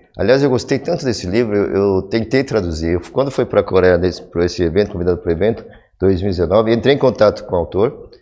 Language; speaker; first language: Portuguese; early bilingual, other home language; Korean